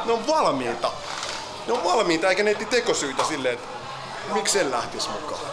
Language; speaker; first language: Finnish; native; Finnish